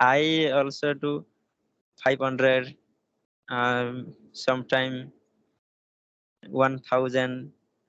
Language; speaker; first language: English; non-native, learner; Hindi